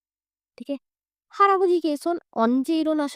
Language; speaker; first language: Korean; non-native, fluent; Hindi